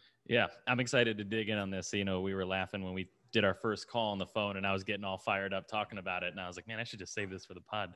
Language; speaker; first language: English; native; English